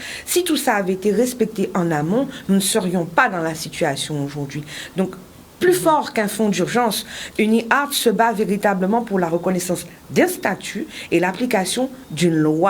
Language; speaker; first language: French; native; French